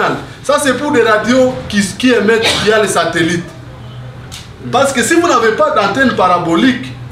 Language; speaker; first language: French; non-native, local second language; Swahili